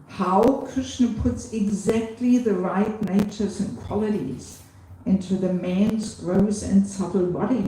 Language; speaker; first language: English; non-native, fluent; German